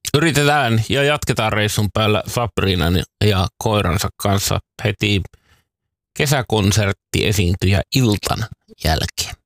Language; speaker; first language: Finnish; native; Finnish